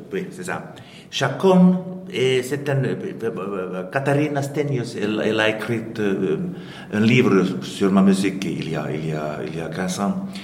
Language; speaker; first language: French; non-native, fluent; Finnish